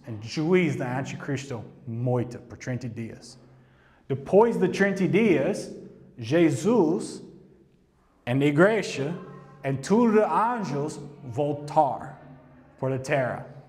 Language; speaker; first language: Portuguese; non-native, learner; English